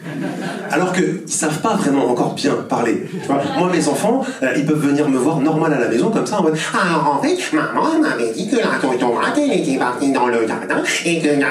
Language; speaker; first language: French; native; French